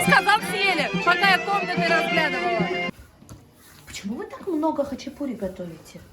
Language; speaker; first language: Russian; native; Russian